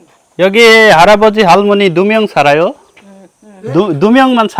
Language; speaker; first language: Korean; non-native, learner; Bangla